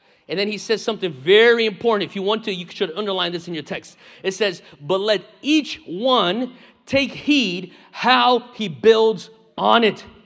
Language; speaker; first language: English; non-native, fluent; Portuguese